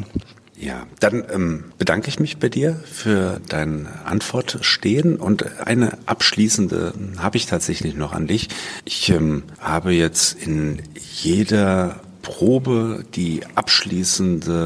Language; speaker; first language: German; native; German